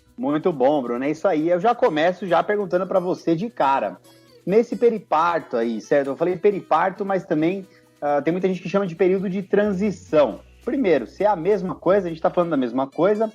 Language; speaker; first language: Portuguese; native; Portuguese